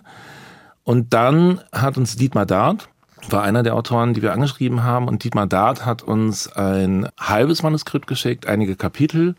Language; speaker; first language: German; native; German